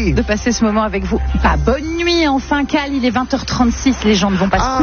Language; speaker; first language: French; native; French